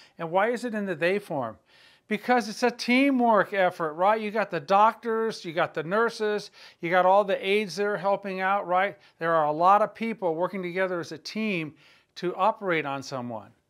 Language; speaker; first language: English; native; English